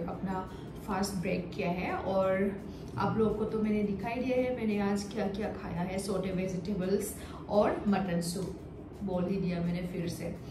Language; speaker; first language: Hindi; non-native, local second language; Bodo